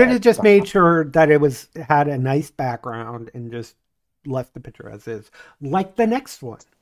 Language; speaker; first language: English; native; English